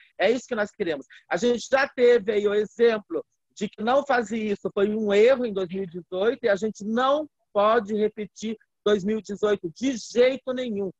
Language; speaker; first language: Portuguese; native; Portuguese